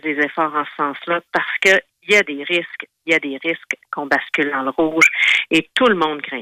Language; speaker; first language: French; native; French